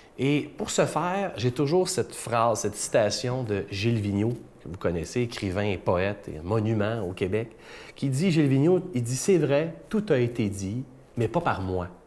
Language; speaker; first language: French; native; French